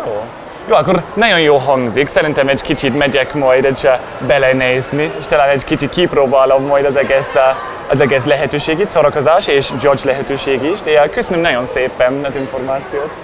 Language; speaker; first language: Hungarian; non-native, learner; English